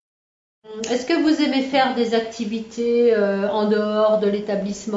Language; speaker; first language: French; native; French